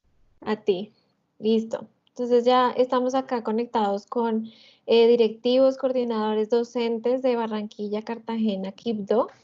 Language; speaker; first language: Spanish; native; Spanish